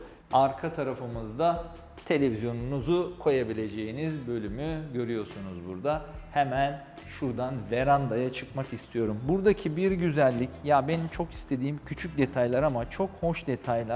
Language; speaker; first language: Turkish; native; Turkish